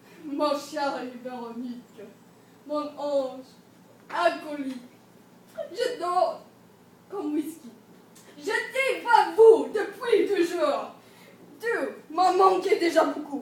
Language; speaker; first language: French; non-native, learner; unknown